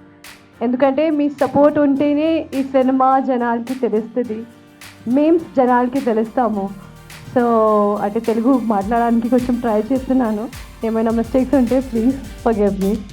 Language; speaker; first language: Telugu; non-native, fluent; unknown